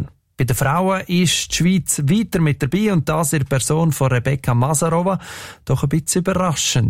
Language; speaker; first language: German; native; German